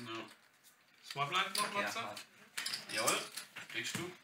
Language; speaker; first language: German; native; German